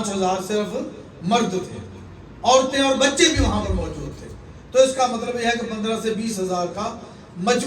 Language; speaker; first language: Urdu; native; Urdu